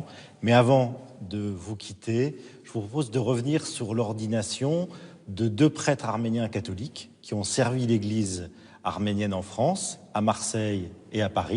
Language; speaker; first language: French; native; French